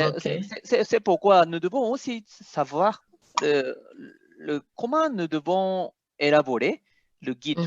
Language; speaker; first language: French; non-native, fluent; Japanese